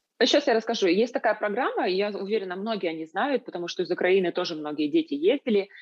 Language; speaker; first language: Russian; native; Russian